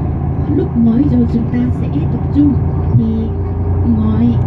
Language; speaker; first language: Vietnamese; non-native, learner; Korean